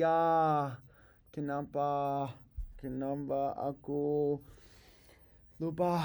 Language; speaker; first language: Indonesian; non-native, learner; English